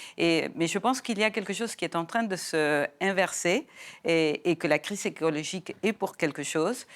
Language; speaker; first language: French; non-native, fluent; Spanish